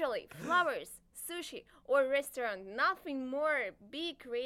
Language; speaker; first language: English; non-native, learner; Russian